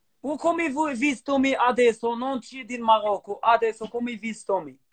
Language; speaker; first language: Italian; non-native, learner; Arabic